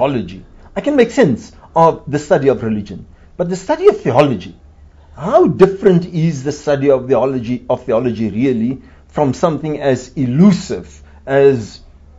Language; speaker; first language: English; non-native, local second language; Afrikaans